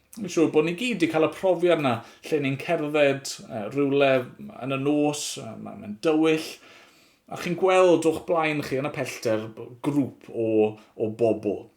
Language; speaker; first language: Welsh; native; Welsh